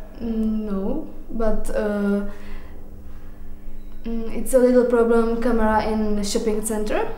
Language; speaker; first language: English; non-native, learner; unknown